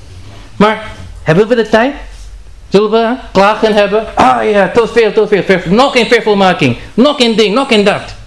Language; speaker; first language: Dutch; non-native, learner; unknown